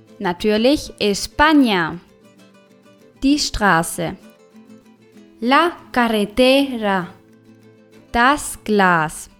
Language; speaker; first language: German; non-native, fluent; Spanish